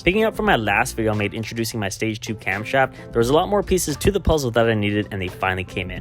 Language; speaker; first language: English; native; English